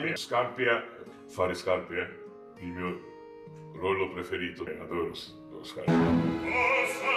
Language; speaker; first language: Italian; non-native, learner; Georgian